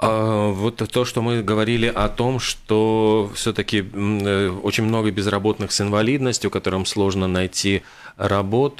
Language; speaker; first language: Russian; native; Russian